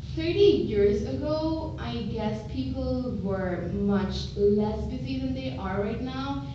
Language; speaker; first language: English; non-native, local second language; Bangla